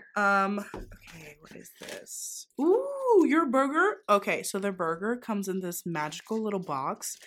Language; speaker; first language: English; non-native, fluent; Greek